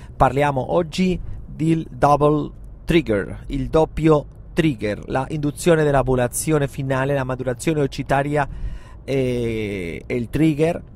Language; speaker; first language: Italian; non-native, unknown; Spanish